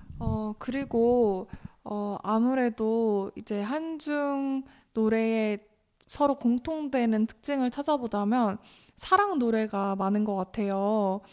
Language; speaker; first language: Korean; native; Korean